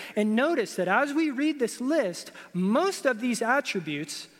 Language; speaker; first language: English; native; English